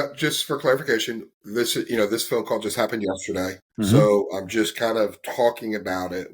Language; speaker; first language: English; native; English